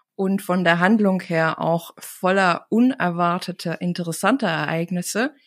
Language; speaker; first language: German; non-native, fluent; Estonian